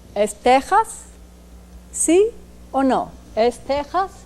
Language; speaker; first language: Spanish; non-native, learner; English